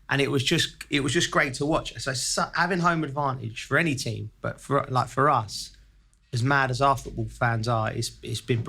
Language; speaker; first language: English; native; English